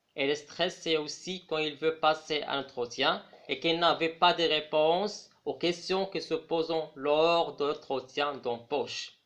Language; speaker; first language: French; non-native, local second language; Arabic